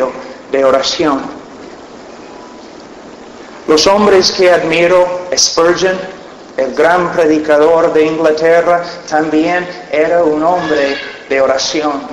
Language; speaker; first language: Spanish; non-native, fluent; English